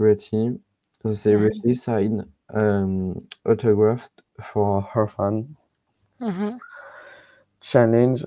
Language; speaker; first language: English; non-native, learner; French